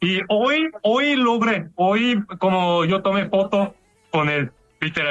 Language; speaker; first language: Spanish; non-native, fluent; Korean